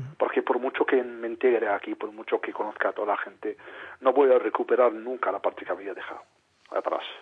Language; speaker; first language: Spanish; non-native, fluent; Arabic